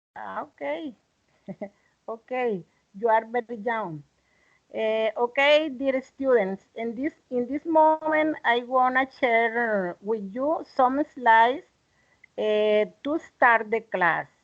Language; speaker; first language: English; non-native, learner; Spanish